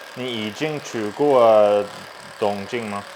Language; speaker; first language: Chinese; non-native, learner; English